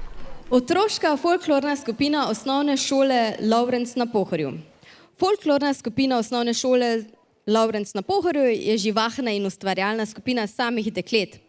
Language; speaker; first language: Slovenian; native; Slovenian